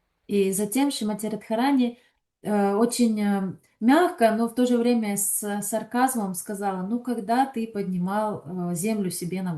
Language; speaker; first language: Russian; native; Russian